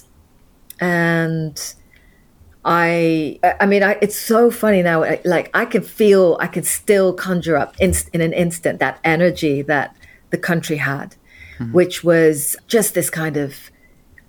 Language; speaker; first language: English; native; English